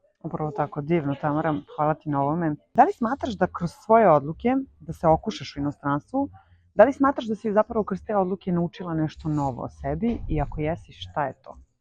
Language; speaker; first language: Croatian; native; Croatian